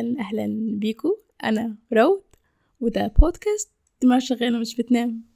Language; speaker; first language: Arabic; native; Arabic